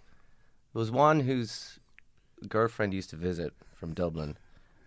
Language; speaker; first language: English; native; English